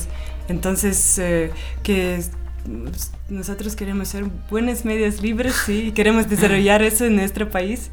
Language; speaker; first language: Spanish; non-native, fluent; Russian